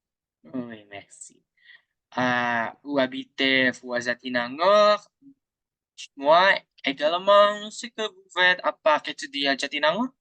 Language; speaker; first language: French; non-native, learner; Indonesian